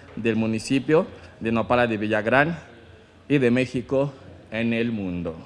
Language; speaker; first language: Spanish; non-native, fluent; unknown